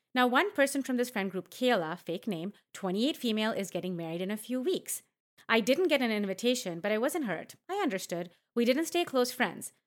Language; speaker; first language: English; early bilingual, other home language; Hindi